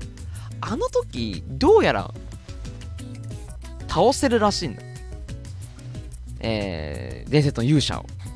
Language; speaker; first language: Japanese; native; Japanese